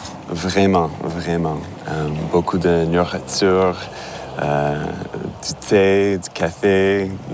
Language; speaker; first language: French; non-native, local second language; English